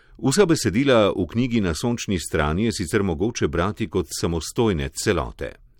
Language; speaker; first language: Slovenian; native; Slovenian